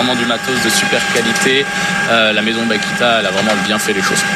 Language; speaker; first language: French; native; French